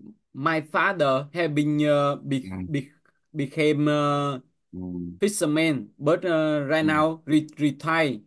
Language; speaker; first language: English; non-native, learner; Vietnamese